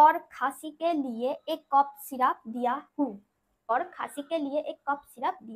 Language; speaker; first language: Hindi; non-native, local second language; Bangla